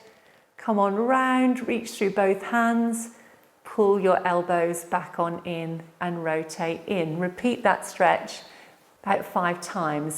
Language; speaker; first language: English; native; English